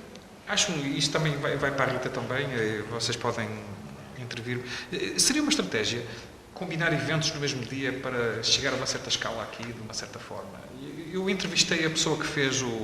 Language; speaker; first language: Portuguese; native; Portuguese